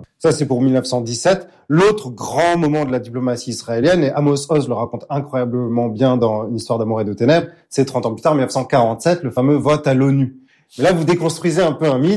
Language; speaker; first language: French; native; French